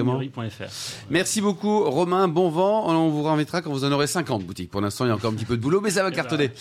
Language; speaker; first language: French; native; French